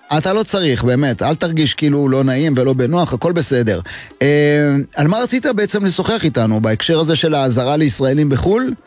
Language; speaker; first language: Hebrew; native; Hebrew